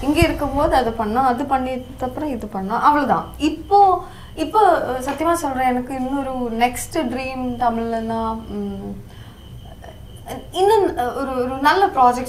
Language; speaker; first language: Tamil; non-native, local second language; Malayalam